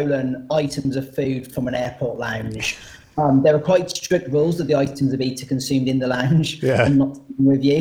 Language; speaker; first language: English; native; English